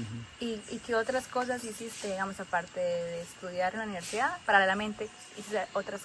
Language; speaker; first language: Spanish; native; Spanish